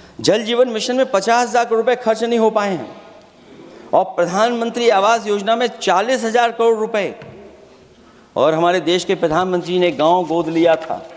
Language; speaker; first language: Hindi; native; Hindi